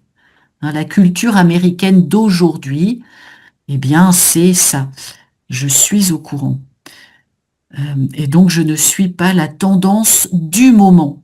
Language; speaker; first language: French; native; French